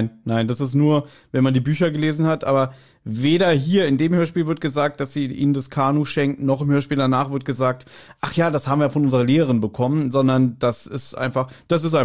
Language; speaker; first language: German; native; German